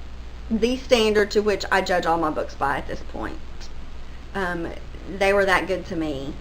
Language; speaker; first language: English; native; English